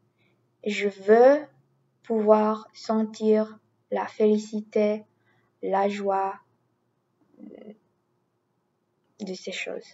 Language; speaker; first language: French; non-native, learner; English